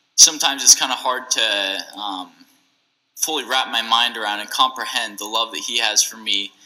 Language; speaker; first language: English; native; English